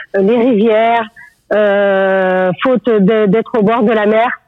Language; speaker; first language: French; non-native, local second language; Arabic